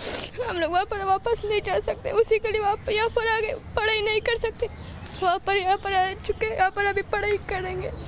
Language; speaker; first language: Hindi; early bilingual, other home language; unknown